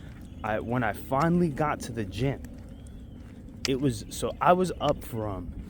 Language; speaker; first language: English; native; English